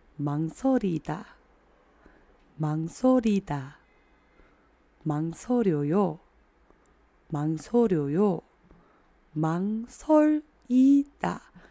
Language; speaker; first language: Korean; non-native, fluent; Chinese